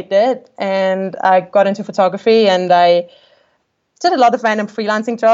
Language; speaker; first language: English; non-native, fluent; German